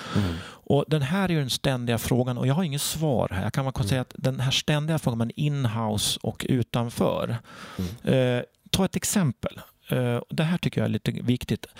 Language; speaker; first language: Swedish; native; Swedish